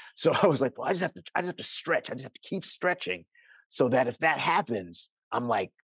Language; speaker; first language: English; native; English